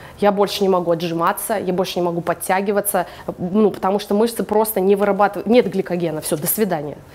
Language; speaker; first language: Russian; early bilingual, heritage; English